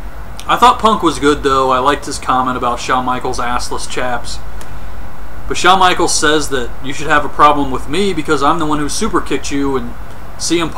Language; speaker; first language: English; native; English